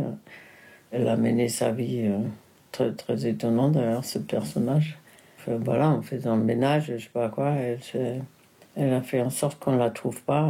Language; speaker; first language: French; non-native, fluent; Spanish